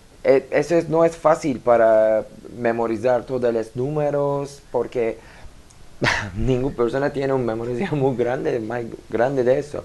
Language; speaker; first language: Spanish; non-native, learner; Turkish